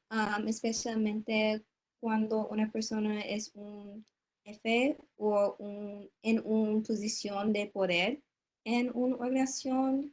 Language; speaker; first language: Spanish; non-native, learner; English